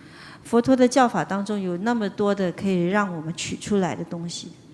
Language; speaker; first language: Chinese; native; Chinese